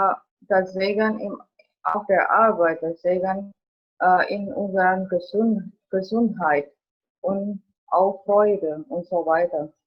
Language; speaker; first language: German; non-native, learner; Indonesian